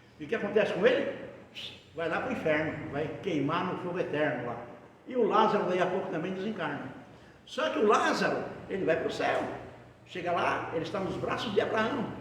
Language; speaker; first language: Portuguese; native; Portuguese